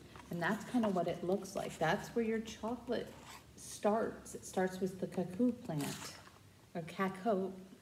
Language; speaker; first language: English; native; English